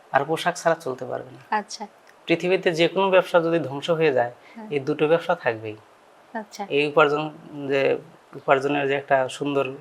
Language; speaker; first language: Bangla; native; Bangla